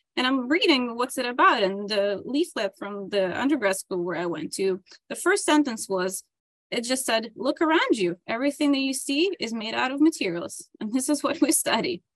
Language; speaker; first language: English; non-native, fluent; Ukrainian